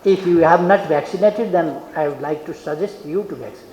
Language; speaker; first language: English; non-native, local second language; Nepali